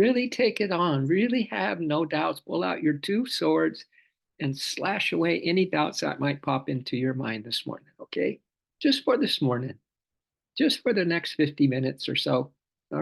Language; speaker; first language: English; native; English